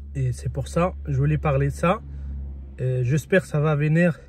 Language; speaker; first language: French; early bilingual, other home language; Spanish